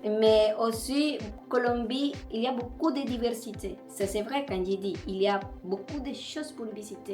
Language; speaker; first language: French; non-native, learner; Spanish